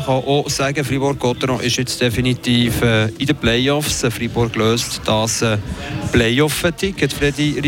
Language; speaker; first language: German; native; German